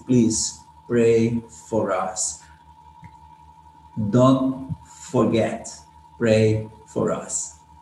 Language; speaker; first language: English; non-native, learner; Portuguese